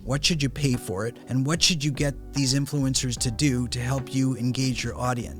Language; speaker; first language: English; native; English